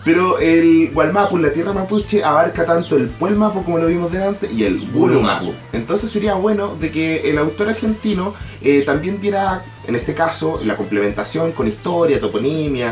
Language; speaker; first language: Spanish; native; Spanish